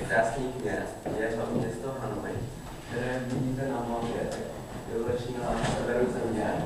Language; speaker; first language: Czech; early bilingual, other home language; Vietnamese